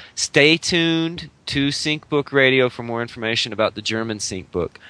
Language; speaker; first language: English; native; English